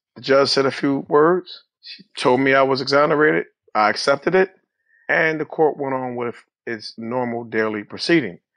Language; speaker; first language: English; native; English